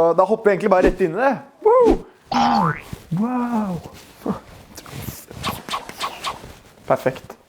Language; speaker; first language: Norwegian; native; Norwegian